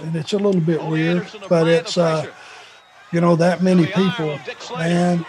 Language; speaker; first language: English; native; English